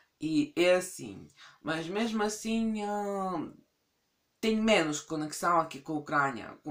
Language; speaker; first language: Portuguese; non-native, fluent; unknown